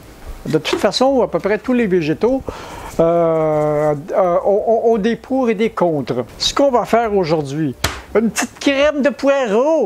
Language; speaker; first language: French; native; French